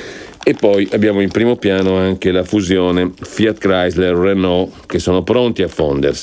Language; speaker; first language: Italian; native; Italian